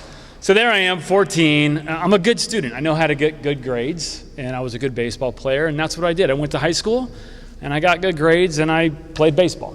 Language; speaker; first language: English; native; English